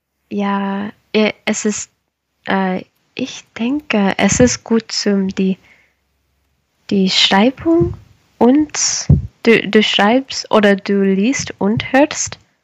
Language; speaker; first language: German; non-native, learner; Spanish